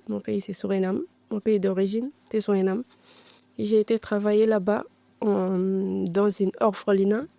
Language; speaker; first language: French; non-native, learner; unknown